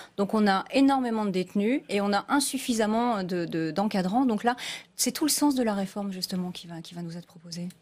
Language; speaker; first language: French; native; French